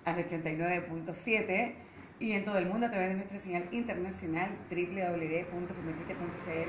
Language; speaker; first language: Spanish; native; Spanish